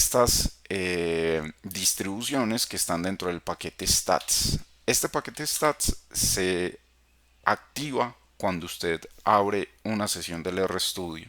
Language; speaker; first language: Spanish; native; Spanish